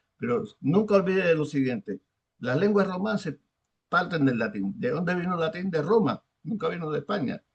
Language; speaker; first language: Spanish; native; Spanish